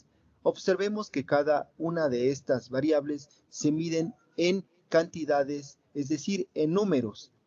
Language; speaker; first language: Spanish; native; Spanish